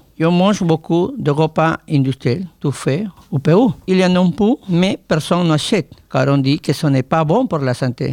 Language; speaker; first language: French; non-native, learner; Spanish